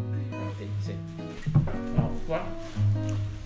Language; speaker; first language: Spanish; non-native, learner; Korean